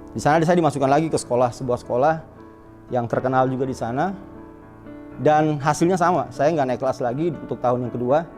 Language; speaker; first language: Indonesian; native; Indonesian